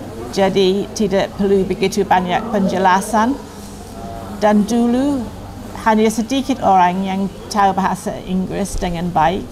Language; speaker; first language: Indonesian; non-native, fluent; English